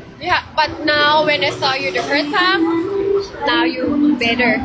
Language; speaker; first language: English; non-native, learner; Thai